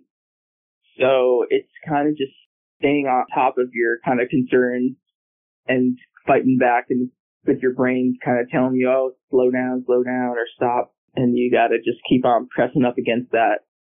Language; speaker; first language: English; native; English